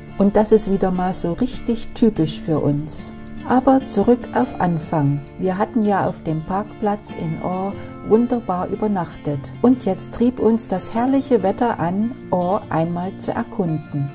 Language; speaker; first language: German; native; German